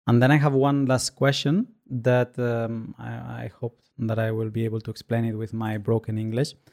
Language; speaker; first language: English; non-native, fluent; Spanish